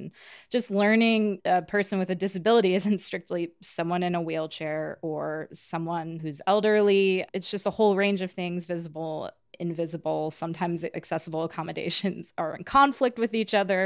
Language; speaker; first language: English; native; English